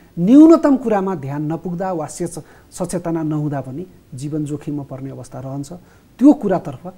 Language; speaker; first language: Nepali; native; Nepali